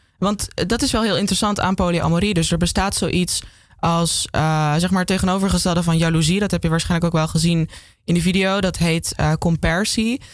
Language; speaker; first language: Dutch; native; Dutch